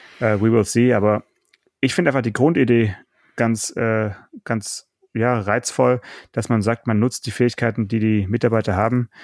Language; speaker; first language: German; native; German